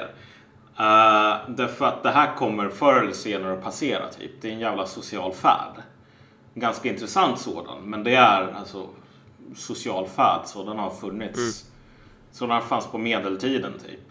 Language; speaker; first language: Swedish; native; Swedish